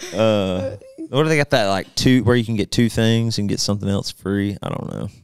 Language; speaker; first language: English; native; English